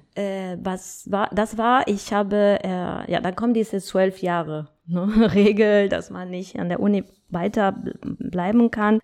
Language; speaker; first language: German; non-native, fluent; Spanish